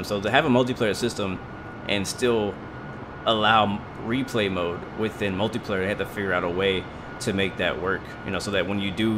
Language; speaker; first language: English; native; English